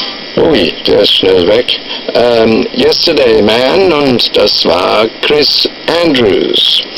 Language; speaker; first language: German; non-native, fluent; English